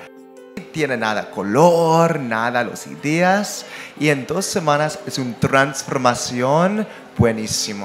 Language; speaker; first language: Spanish; non-native, learner; English